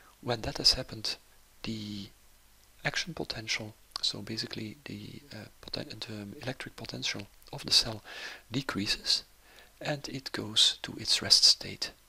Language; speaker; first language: English; non-native, fluent; Dutch